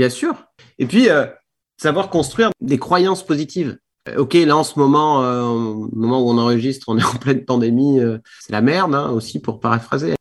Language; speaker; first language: French; native; French